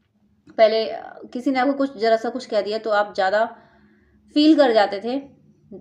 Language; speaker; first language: Hindi; native; Hindi